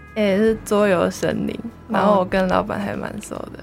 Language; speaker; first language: Chinese; non-native, local second language; Cantonese